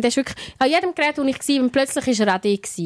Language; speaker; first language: German; native; German